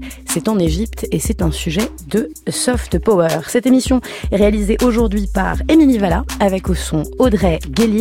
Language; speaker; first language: French; native; French